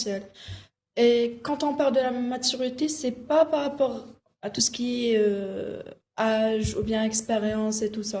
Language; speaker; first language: French; non-native, local second language; Arabic